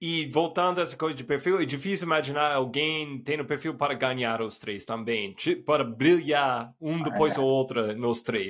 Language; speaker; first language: Portuguese; non-native, fluent; English